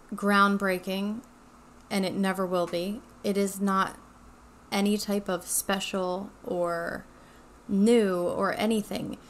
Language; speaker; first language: English; native; English